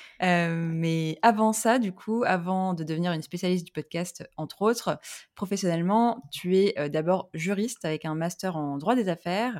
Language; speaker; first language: French; native; French